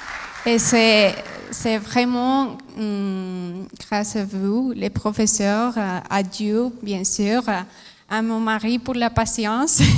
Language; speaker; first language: French; non-native, fluent; Spanish